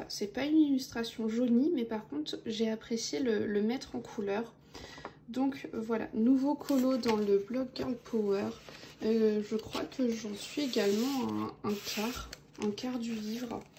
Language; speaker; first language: French; native; French